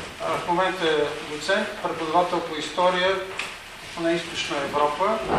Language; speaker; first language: Bulgarian; native; Bulgarian